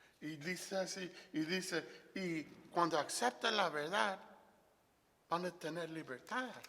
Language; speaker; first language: Spanish; non-native, fluent; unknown